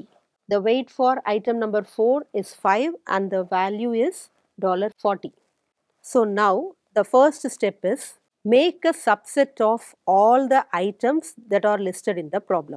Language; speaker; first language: English; non-native, local second language; Tamil